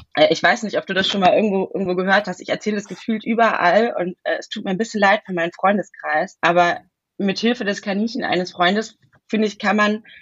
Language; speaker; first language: German; native; German